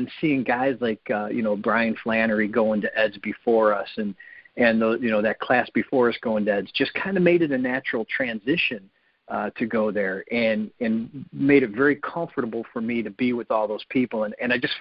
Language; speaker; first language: English; native; English